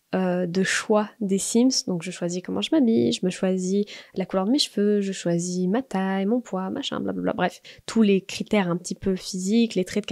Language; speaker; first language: French; native; French